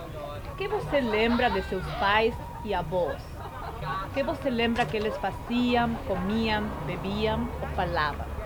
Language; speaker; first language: Portuguese; non-native, fluent; Spanish